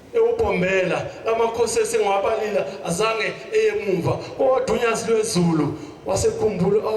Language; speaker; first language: Zulu; native; Zulu